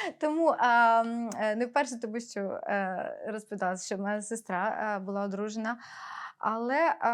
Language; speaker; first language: Ukrainian; non-native, local second language; Russian